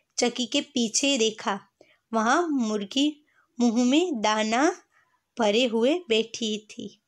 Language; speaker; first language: Hindi; non-native, local second language; Gujarati